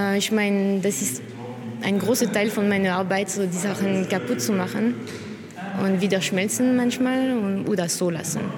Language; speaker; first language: German; non-native, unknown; French